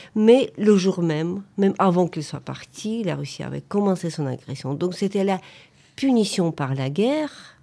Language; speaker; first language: French; non-native, fluent; Ukrainian